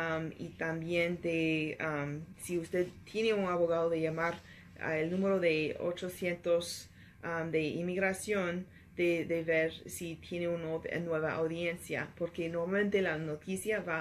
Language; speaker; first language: Spanish; non-native, learner; English